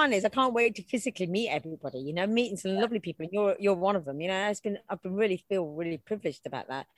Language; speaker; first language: English; native; English